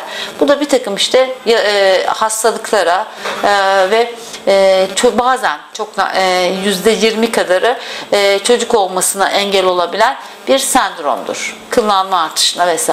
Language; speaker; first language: Turkish; native; Turkish